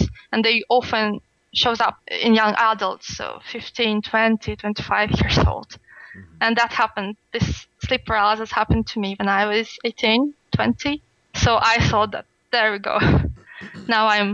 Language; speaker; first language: English; non-native, fluent; Russian